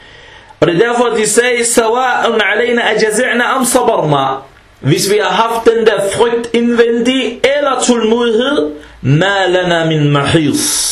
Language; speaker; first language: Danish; early bilingual, other home language; Arabic